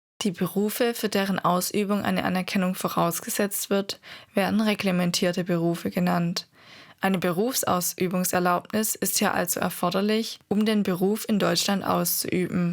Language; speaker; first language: German; native; German